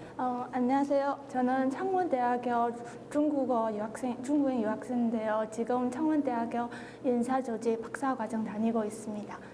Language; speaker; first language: Korean; non-native, learner; Chinese